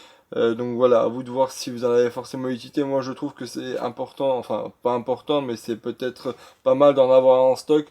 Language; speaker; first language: French; native; French